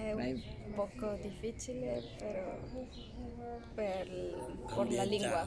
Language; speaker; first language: Italian; non-native, learner; Spanish